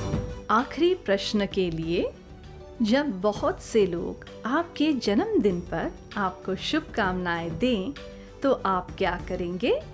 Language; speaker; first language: Hindi; native; Hindi